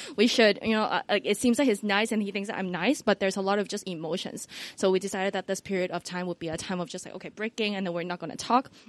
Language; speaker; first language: English; non-native, local second language; Cantonese